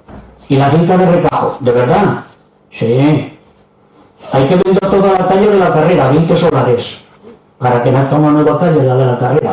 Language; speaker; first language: Spanish; native; Spanish